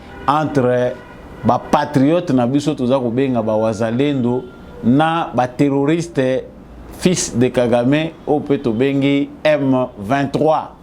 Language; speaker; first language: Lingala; native; Lingala